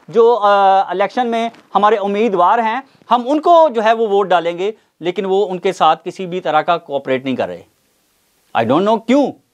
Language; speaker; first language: Urdu; non-native, local second language; Punjabi